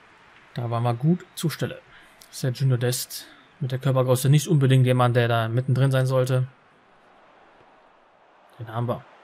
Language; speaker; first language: German; native; German